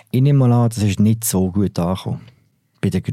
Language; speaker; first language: German; native; German